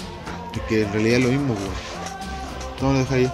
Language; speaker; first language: Spanish; native; Spanish